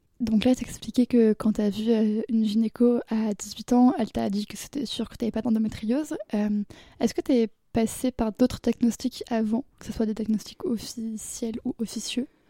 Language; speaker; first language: French; native; French